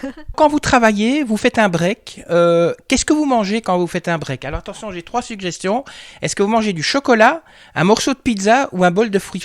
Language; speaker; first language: French; native; French